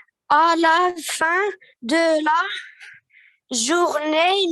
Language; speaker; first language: French; non-native, learner; Arabic